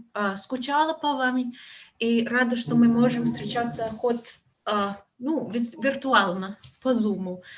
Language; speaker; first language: Russian; non-native, fluent; English